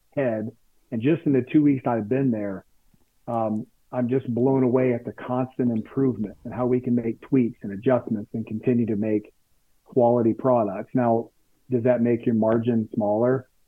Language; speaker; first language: English; native; English